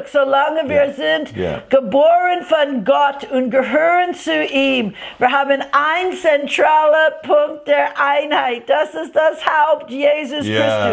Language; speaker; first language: German; non-native, fluent; English